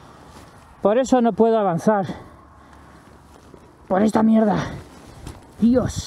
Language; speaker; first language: Spanish; native; Spanish